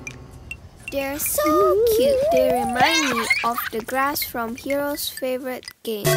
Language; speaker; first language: English; non-native, fluent; Indonesian